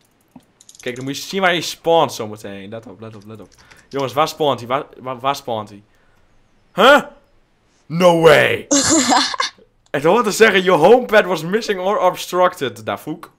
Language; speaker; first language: Dutch; native; Dutch